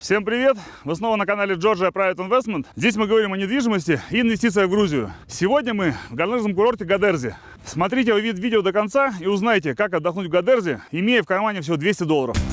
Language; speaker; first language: Russian; native; Russian